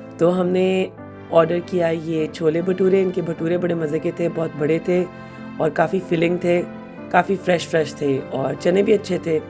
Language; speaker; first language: Urdu; native; Urdu